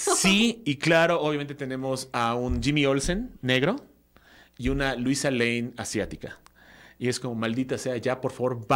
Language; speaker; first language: Spanish; native; Spanish